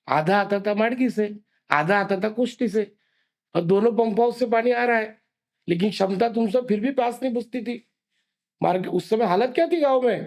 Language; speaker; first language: Hindi; non-native, local second language; Marathi